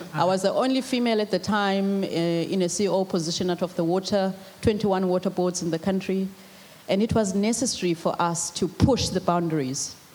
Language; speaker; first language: English; non-native, local second language; Zulu